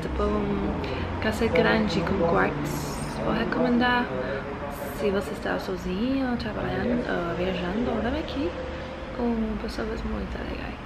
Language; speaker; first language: Portuguese; non-native, learner; English